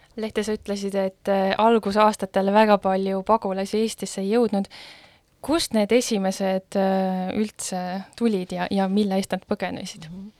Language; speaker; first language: Estonian; native; Estonian